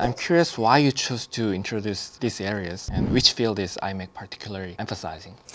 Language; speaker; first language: English; non-native, fluent; Korean